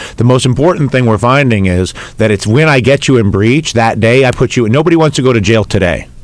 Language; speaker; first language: English; native; English